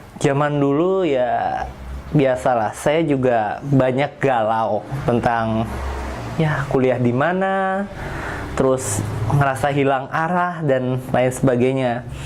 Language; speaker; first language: Indonesian; native; Indonesian